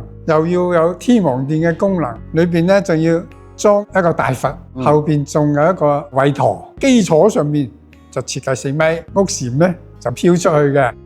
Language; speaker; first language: Cantonese; native; Cantonese